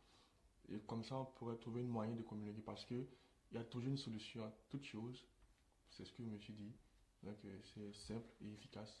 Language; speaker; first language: French; non-native, local second language; Sango